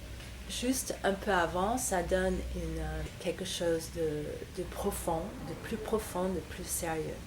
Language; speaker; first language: French; non-native, fluent; English